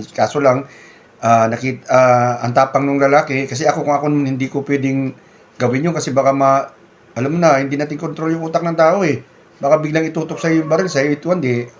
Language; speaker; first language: Filipino; non-native, local second language; Cebuano